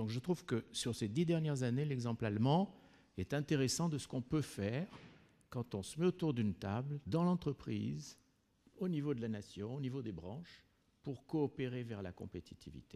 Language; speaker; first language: French; native; French